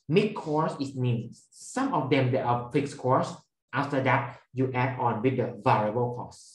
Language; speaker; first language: English; non-native, fluent; Thai